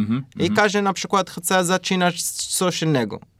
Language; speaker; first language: Polish; non-native, learner; Arabic